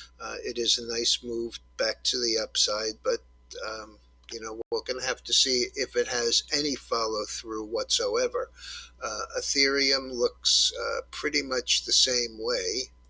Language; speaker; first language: English; native; English